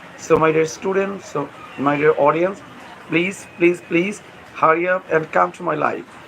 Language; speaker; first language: English; non-native, local second language; Bangla